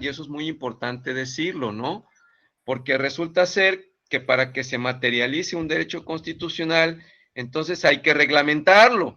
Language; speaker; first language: Spanish; native; Spanish